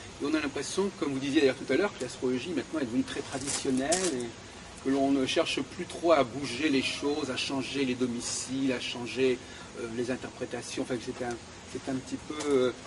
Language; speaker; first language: French; native; French